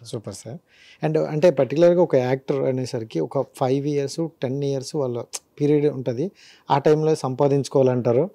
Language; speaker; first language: Telugu; native; Telugu